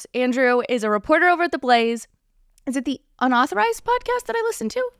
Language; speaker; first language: English; native; English